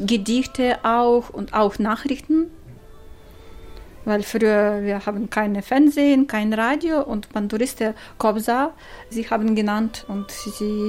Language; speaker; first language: German; non-native, learner; Ukrainian